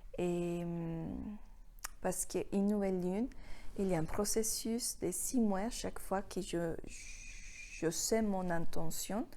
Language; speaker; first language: French; non-native, fluent; Spanish